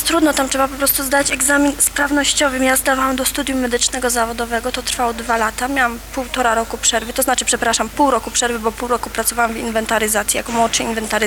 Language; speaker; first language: Polish; native; Polish